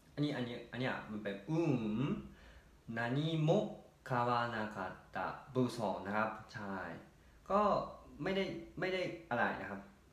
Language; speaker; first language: Thai; native; Thai